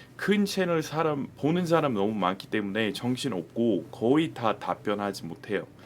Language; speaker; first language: Korean; non-native, fluent; English